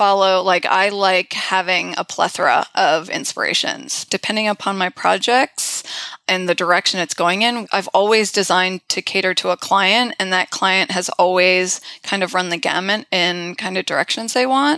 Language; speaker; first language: English; native; English